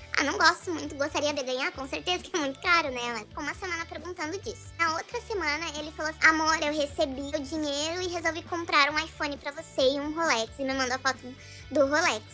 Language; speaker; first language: Portuguese; native; Portuguese